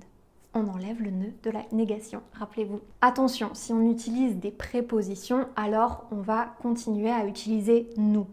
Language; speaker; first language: French; native; French